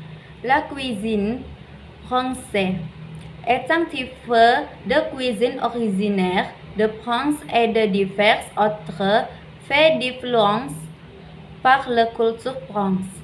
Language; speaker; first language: French; non-native, learner; Indonesian